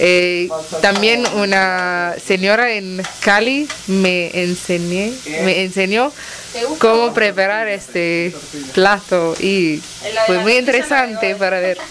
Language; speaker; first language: Spanish; non-native, learner; Tamil